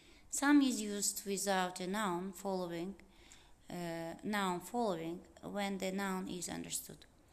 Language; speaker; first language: English; non-native, fluent; Azerbaijani